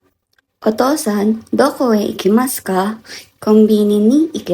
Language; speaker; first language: Japanese; non-native, fluent; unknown